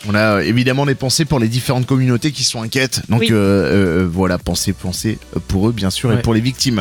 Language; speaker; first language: French; native; French